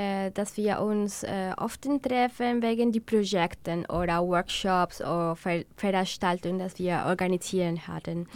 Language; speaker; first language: German; non-native, learner; Spanish